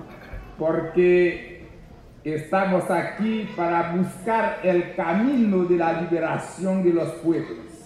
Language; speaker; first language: Spanish; non-native, learner; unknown